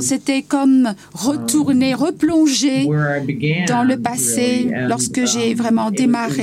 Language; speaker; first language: French; non-native, learner; English